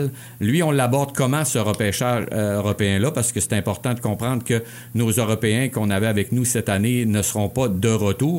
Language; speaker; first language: French; native; French